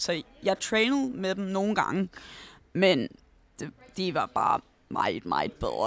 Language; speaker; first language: Danish; early bilingual, heritage; Danish